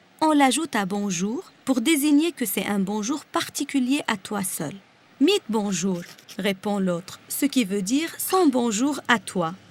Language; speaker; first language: French; non-native, local second language; Arabic